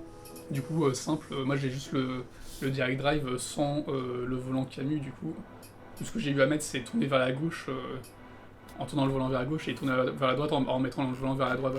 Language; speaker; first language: French; native; French